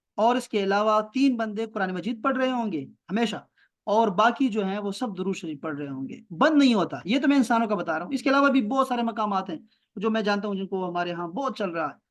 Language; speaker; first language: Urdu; non-native, local second language; Pashto